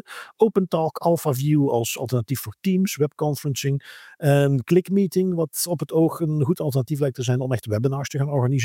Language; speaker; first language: Dutch; native; Dutch